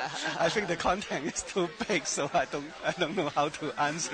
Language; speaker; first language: English; non-native, learner; Chinese